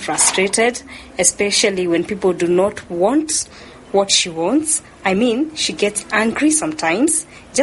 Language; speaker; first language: English; non-native, local second language; Luyia